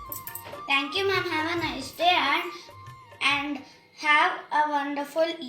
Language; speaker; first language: English; non-native, local second language; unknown